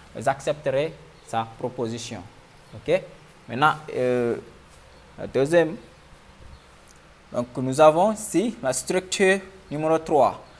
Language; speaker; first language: French; non-native, local second language; Wolof